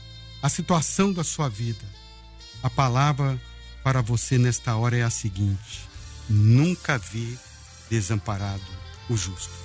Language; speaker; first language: Portuguese; native; Portuguese